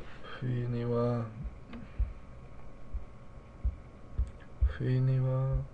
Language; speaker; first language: Japanese; non-native, learner; English